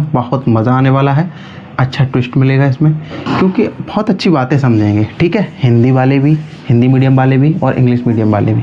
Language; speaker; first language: Hindi; native; Hindi